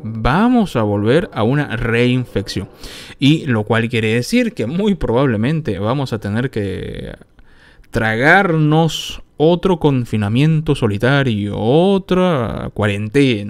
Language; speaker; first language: Spanish; native; Spanish